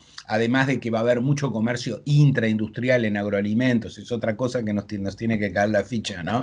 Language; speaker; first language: Spanish; native; Spanish